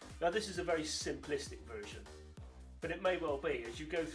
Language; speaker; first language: English; native; English